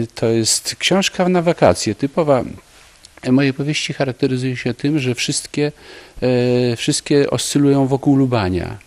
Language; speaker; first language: Polish; native; Polish